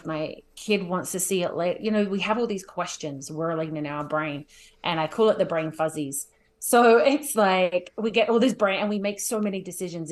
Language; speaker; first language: English; native; English